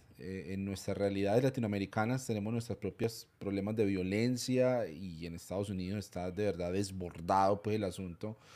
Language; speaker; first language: Spanish; native; Spanish